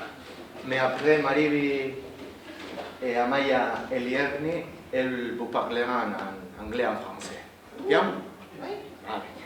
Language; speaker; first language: French; non-native, learner; Spanish